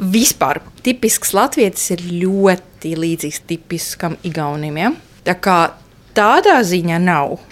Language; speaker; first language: Latvian; non-native, fluent; Estonian